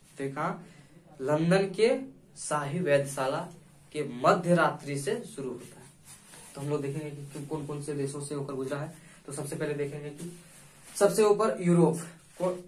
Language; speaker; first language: Hindi; native; Hindi